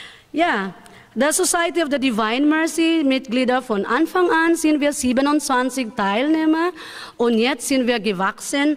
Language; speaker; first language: German; non-native, learner; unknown